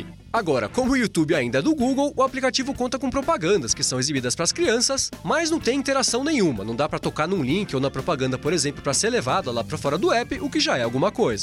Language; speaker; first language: Portuguese; native; Portuguese